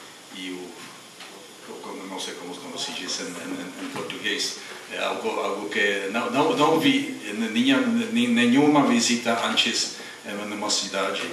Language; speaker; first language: Portuguese; non-native, fluent; Czech